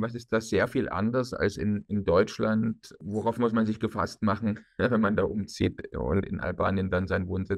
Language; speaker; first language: German; native; German